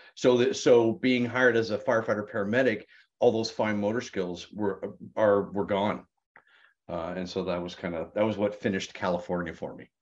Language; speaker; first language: English; native; English